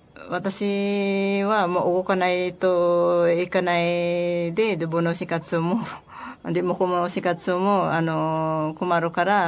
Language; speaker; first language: Japanese; non-native, learner; Filipino